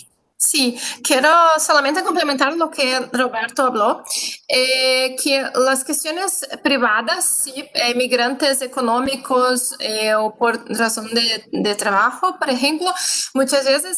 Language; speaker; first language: Spanish; non-native, fluent; Portuguese